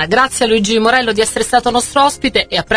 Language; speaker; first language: Italian; native; Italian